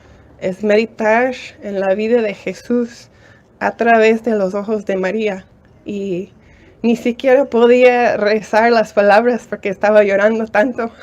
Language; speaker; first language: Spanish; non-native, fluent; English